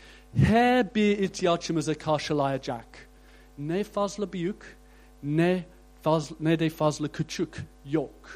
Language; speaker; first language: Turkish; non-native, fluent; English